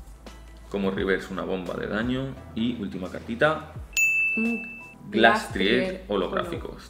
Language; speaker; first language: Spanish; native; Spanish